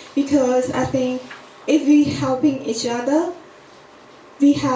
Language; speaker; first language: English; non-native, learner; Khmer